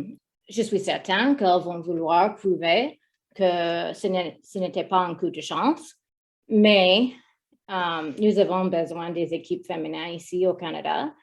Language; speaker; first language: French; non-native, learner; English